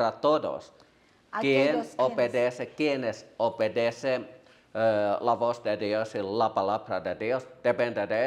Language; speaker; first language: Spanish; non-native, learner; Finnish